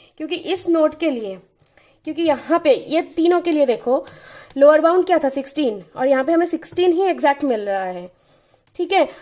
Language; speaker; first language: Hindi; non-native, local second language; Bangla